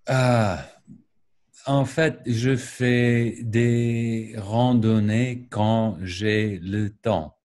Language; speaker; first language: French; non-native, learner; English